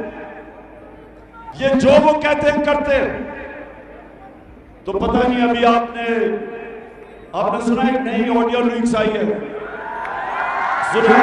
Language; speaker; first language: Urdu; native; Urdu